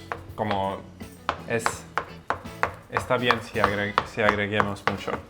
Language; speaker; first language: Spanish; non-native, fluent; Russian